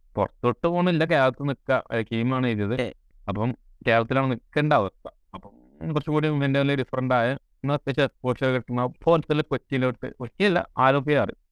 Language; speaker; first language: Malayalam; native; Malayalam